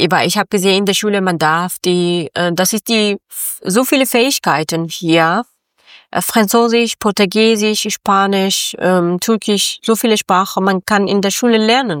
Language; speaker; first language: German; non-native, learner; Persian